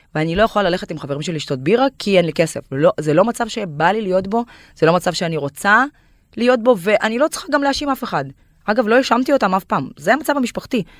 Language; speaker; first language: Hebrew; non-native, fluent; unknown